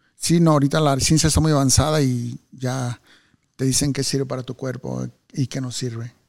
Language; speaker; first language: Spanish; native; Spanish